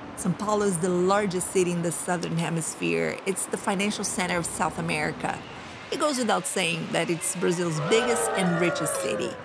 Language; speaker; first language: English; non-native, fluent; Portuguese